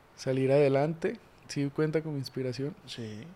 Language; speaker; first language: Spanish; native; Spanish